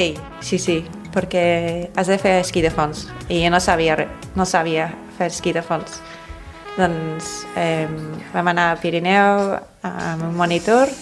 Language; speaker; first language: Catalan; non-native, fluent; English